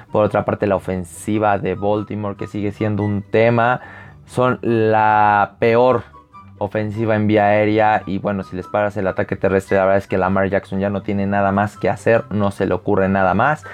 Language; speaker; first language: Spanish; native; Spanish